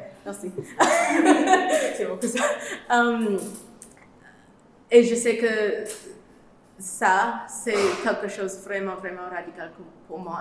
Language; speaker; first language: French; non-native, learner; English